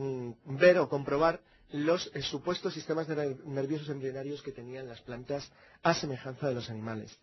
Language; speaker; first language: Spanish; native; Spanish